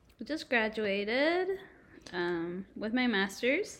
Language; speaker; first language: English; early bilingual, other home language; Spanish